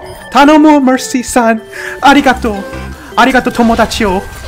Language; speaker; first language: Spanish; non-native, learner; English